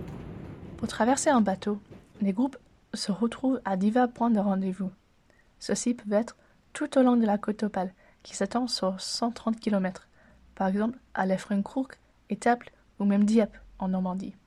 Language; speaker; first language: French; native; French